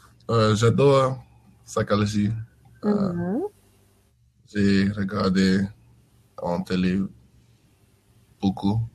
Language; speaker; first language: French; non-native, learner; English